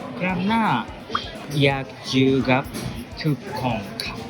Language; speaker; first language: Thai; non-native, learner; Japanese